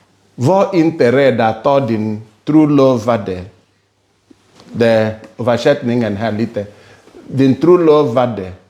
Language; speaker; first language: Swedish; non-native, fluent; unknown